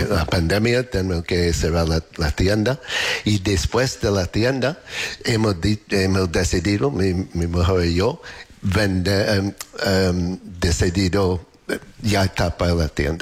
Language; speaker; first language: Spanish; non-native, learner; English